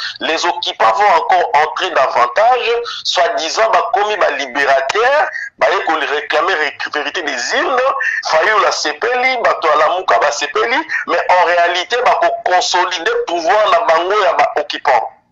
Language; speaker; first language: French; non-native, local second language; Lingala